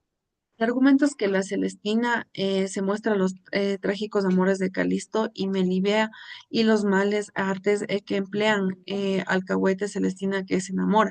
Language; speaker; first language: Spanish; native; Spanish